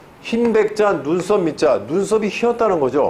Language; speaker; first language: Korean; native; Korean